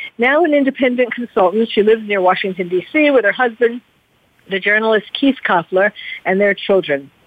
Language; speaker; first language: English; native; English